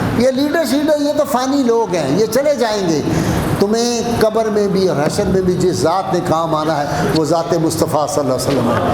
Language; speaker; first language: Urdu; non-native, local second language; Punjabi